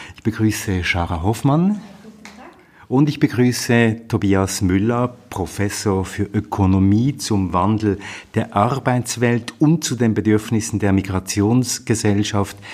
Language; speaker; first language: German; native; German